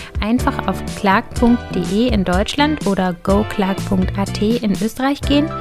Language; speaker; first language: German; native; German